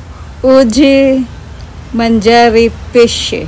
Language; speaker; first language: Italian; non-native, learner; Cebuano